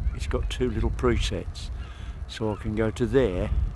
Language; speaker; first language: English; native; English